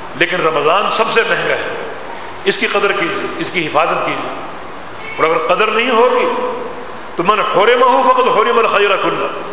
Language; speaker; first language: Urdu; non-native, local second language; Punjabi